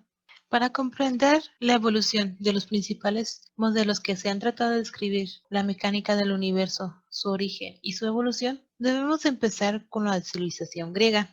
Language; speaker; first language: Spanish; native; Spanish